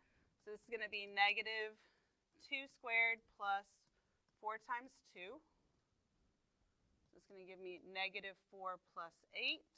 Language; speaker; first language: English; native; English